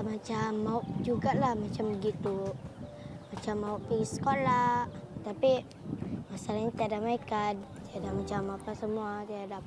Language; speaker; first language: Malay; non-native, local second language; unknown